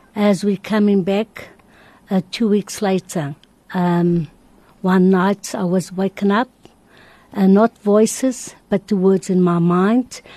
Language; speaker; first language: English; non-native, learner; Portuguese